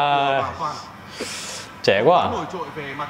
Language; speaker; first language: Vietnamese; non-native, learner; Korean